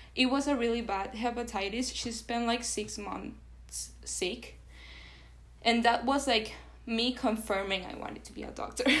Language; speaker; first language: English; non-native, fluent; Spanish